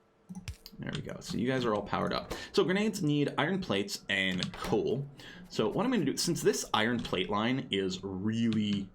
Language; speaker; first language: English; native; English